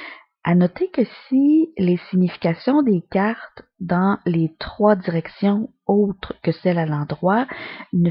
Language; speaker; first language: French; native; French